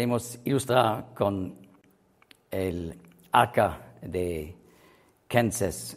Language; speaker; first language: Spanish; non-native, learner; German